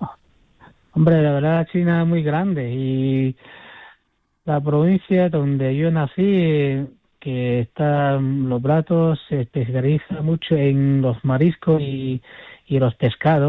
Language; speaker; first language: Spanish; non-native, fluent; Chinese